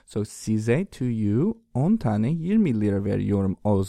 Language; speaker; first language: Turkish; non-native, learner; English